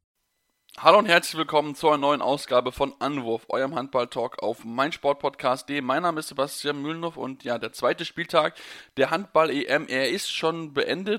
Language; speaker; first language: German; native; German